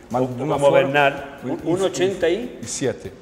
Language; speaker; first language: Spanish; native; Spanish